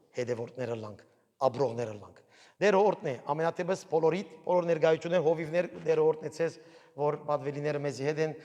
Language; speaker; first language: Armenian; early bilingual, heritage; Armenian